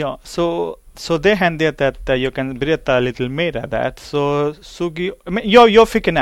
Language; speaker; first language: Swedish; non-native, learner; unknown